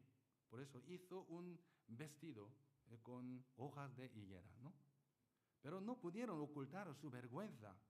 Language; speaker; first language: Spanish; non-native, learner; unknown